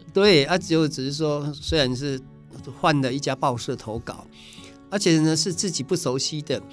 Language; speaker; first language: Chinese; non-native, local second language; Min Nan Chinese